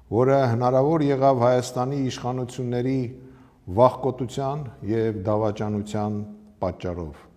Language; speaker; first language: Armenian; native; Armenian